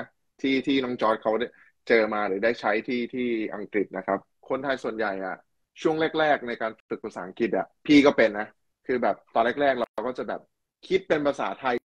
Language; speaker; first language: Thai; native; Thai